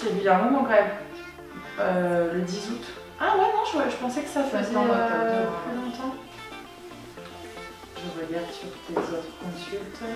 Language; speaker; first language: French; native; French